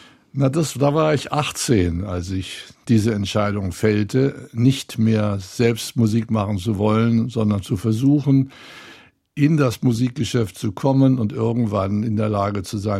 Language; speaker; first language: German; native; German